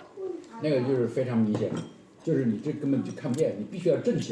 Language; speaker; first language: Chinese; native; Chinese